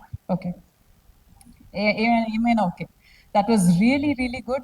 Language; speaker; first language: Telugu; non-native, fluent; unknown